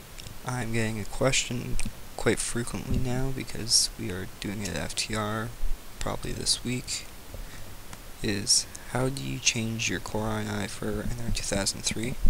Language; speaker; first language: English; native; English